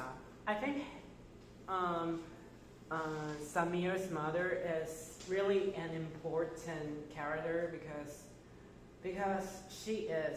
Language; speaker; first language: English; non-native, fluent; Chinese